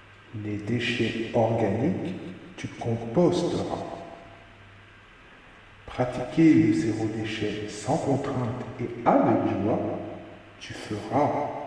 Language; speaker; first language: French; native; French